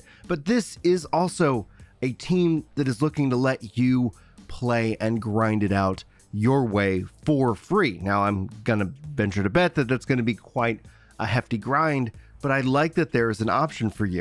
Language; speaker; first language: English; native; English